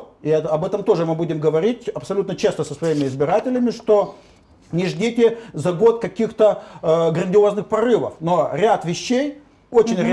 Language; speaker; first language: Russian; native; Russian